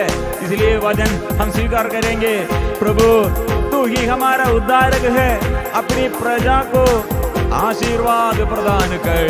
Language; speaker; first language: Hindi; non-native, local second language; Malayalam